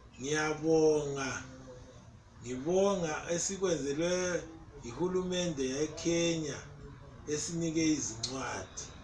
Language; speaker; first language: Zulu; early bilingual, heritage; North Ndebele